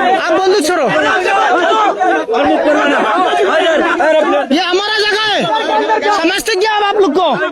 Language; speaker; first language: Hindi; non-native, learner; Bangla